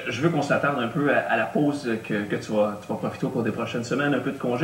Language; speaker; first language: French; native; French